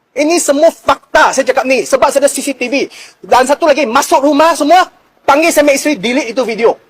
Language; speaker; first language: Malay; non-native, local second language; Chinese